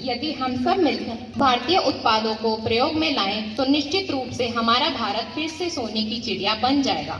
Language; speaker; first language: Hindi; native; Hindi